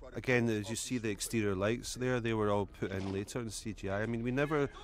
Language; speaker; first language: English; native; English